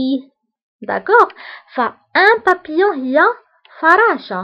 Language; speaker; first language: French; non-native, local second language; Arabic